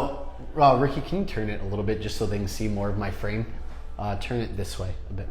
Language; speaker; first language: English; native; English